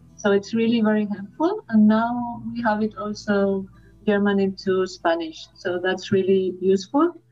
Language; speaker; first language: English; non-native, fluent; Spanish